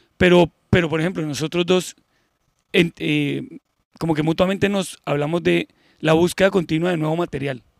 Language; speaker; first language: Spanish; native; Spanish